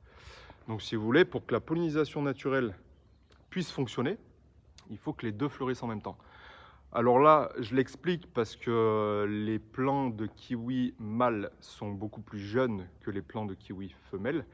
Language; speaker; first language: French; native; French